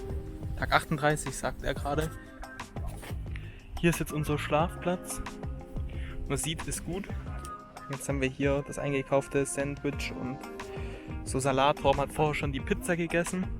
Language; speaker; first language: German; native; German